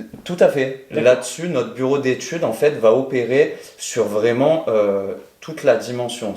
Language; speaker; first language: French; native; French